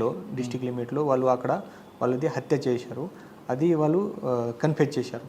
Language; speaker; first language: Telugu; non-native, fluent; Hindi